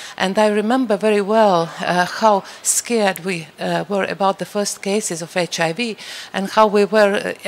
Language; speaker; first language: English; non-native, fluent; Latvian